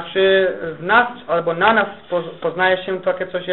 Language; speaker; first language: Polish; native; Polish